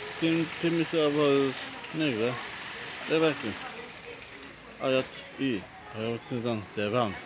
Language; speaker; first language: Turkish; non-native, learner; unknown